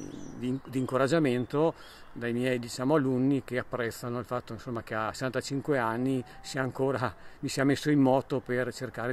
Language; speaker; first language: Italian; native; Italian